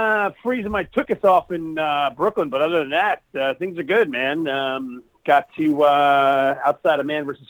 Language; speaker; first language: English; native; English